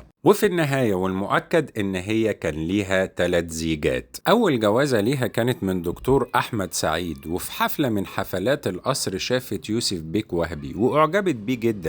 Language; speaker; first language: Arabic; native; Arabic